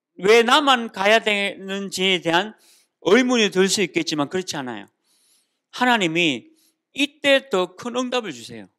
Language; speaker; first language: Korean; native; Korean